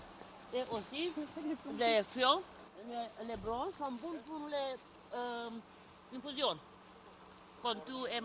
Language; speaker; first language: French; non-native, learner; Romanian